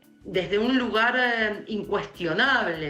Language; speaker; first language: Spanish; native; Spanish